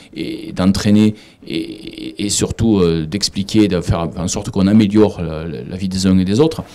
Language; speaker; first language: French; native; French